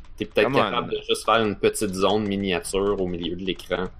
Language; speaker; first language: French; native; French